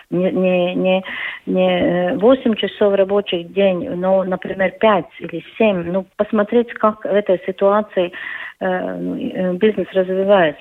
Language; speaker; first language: Russian; non-native, local second language; Latvian